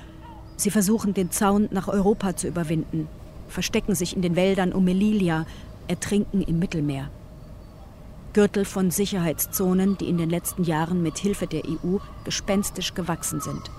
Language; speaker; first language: German; native; German